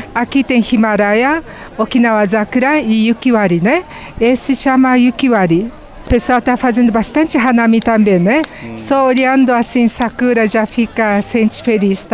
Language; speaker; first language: Portuguese; non-native, fluent; Japanese